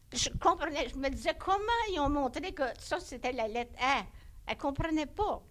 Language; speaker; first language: French; native; French